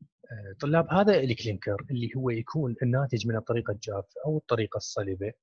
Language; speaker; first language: Arabic; native; Arabic